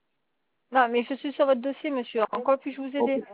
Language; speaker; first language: French; native; French